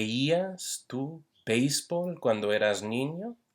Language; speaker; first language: Spanish; non-native, fluent; English